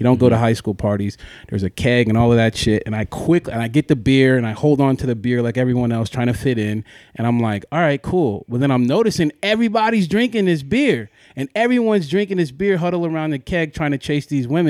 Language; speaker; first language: English; native; English